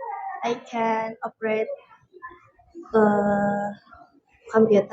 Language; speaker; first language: English; non-native, learner; Indonesian